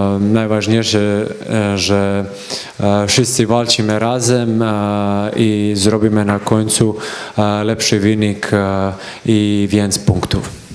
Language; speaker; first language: Polish; non-native, learner; Croatian